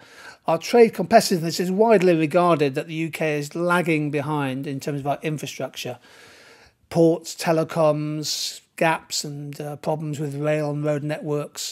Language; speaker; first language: English; native; English